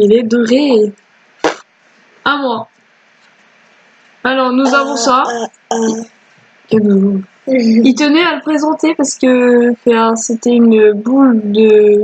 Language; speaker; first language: French; native; French